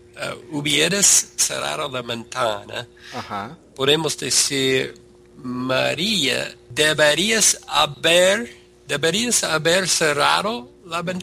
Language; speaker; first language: Spanish; non-native, learner; English